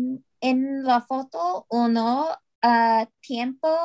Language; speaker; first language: Spanish; non-native, learner; English